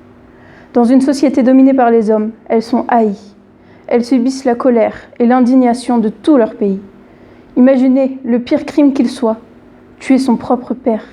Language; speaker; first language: French; native; French